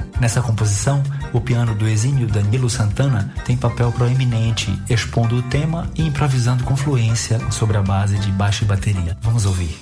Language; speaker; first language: Portuguese; native; Portuguese